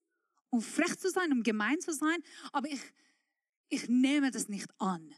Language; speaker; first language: German; non-native, fluent; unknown